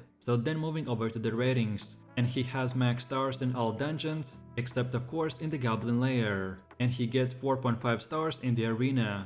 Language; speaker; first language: English; non-native, fluent; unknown